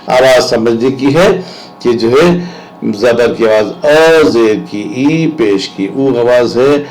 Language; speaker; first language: Urdu; native; Urdu